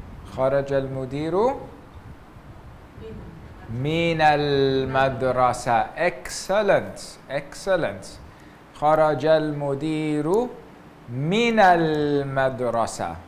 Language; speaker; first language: Arabic; non-native, fluent; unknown